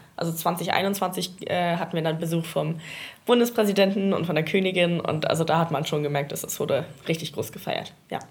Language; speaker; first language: German; early bilingual, heritage; Danish